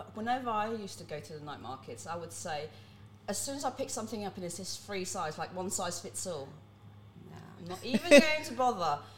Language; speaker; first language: English; early bilingual, other home language; Cantonese